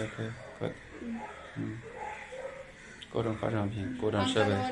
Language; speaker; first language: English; non-native, learner; Chinese